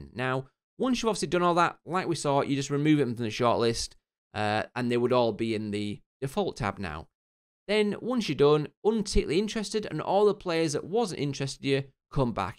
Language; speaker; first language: English; native; English